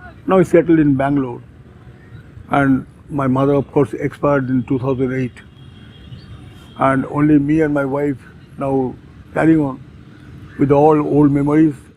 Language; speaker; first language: English; non-native, local second language; Bangla